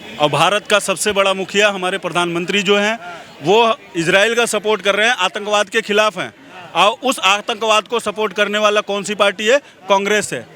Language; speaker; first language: Hindi; native; Hindi